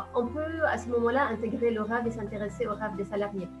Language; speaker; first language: French; non-native, local second language; Arabic